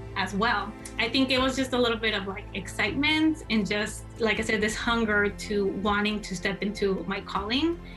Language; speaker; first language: English; native; English